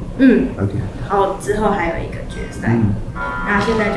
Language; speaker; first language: Chinese; native; Chinese